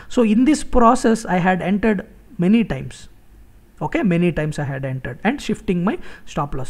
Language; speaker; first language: English; non-native, local second language; Telugu